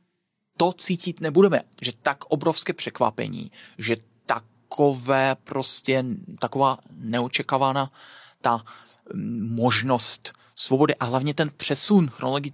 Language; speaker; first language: Czech; non-native, fluent; Belarusian